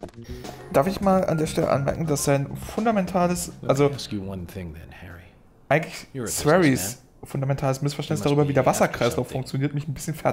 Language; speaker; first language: German; native; German